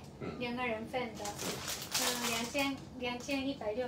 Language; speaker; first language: Chinese; non-native, fluent; Japanese